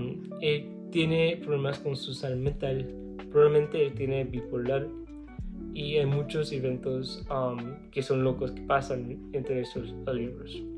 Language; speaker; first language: Spanish; non-native, learner; English